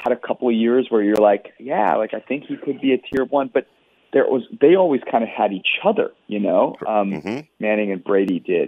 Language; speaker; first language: English; native; English